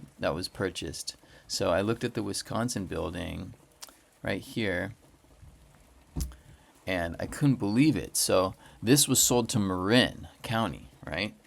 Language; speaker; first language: English; native; English